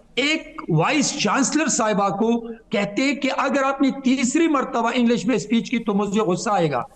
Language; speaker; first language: Urdu; non-native, local second language; Pashto